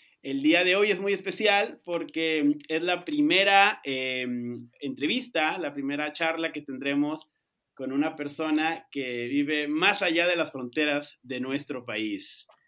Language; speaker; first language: Spanish; native; Spanish